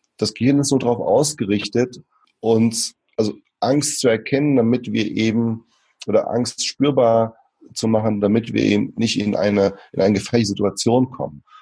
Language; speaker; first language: German; early bilingual, other home language; Portuguese